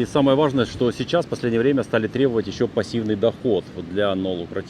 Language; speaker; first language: Russian; native; Russian